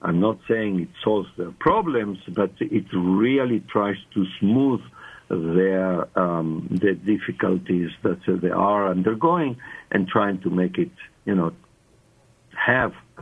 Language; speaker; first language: English; non-native, fluent; Spanish